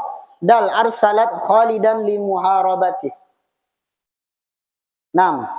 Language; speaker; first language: Arabic; non-native, fluent; Indonesian